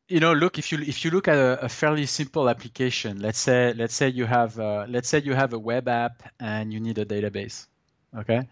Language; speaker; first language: English; non-native, fluent; French